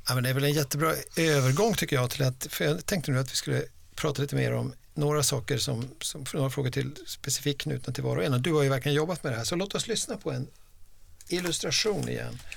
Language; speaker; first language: Swedish; native; Swedish